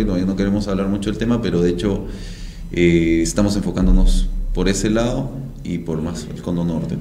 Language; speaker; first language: Spanish; native; Spanish